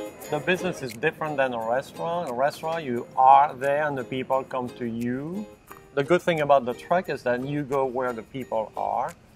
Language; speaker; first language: English; non-native, fluent; French